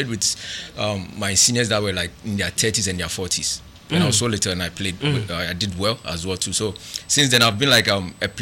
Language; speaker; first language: English; non-native, local second language; Akan